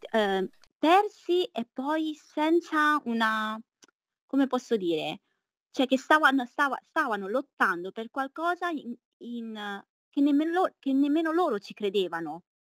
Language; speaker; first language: Italian; early bilingual, other home language; Chinese